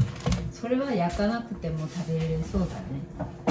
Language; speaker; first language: Japanese; non-native, fluent; Korean